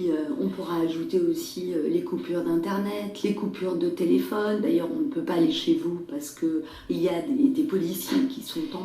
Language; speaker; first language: French; native; French